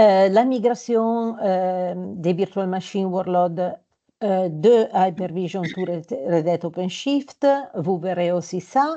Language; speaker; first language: French; non-native, fluent; Italian